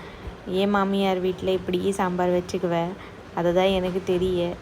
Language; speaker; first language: Tamil; non-native, learner; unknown